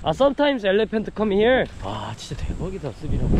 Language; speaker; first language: Korean; native; Korean